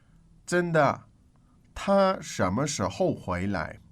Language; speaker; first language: Chinese; non-native, learner; English